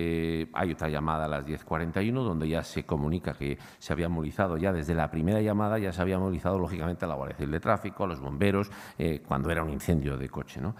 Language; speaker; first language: Spanish; native; Spanish